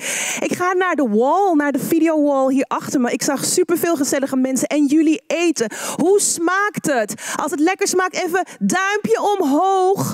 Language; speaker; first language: Dutch; native; Dutch